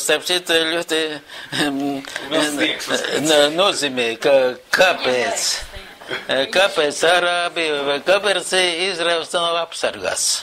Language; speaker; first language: Latvian; non-native, local second language; Russian